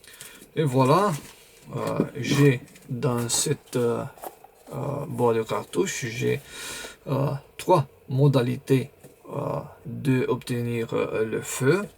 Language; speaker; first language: French; non-native, fluent; Romanian